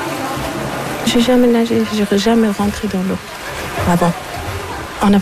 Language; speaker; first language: French; non-native, learner; Persian